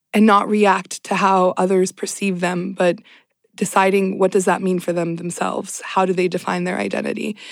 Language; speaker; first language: English; native; English